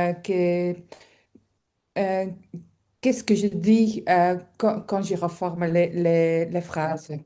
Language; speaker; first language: French; non-native, local second language; Dutch